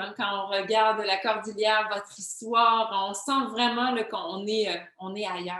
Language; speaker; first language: French; native; French